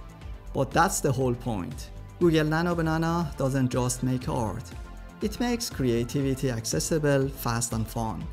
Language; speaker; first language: English; non-native, fluent; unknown